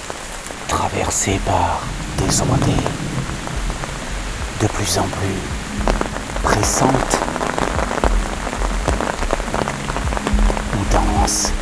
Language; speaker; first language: French; native; French